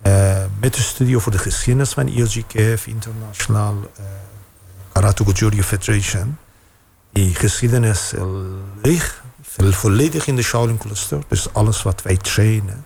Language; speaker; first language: Dutch; non-native, fluent; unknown